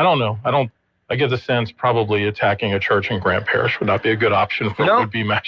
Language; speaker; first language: English; native; English